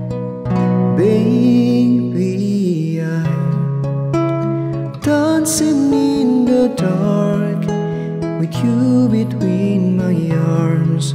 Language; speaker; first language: English; non-native, learner; Indonesian